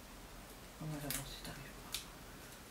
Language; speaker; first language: French; native; French